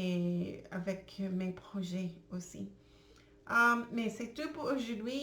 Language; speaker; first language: French; non-native, learner; English